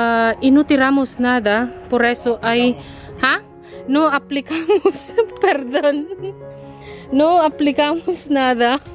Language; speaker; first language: Spanish; non-native, learner; Filipino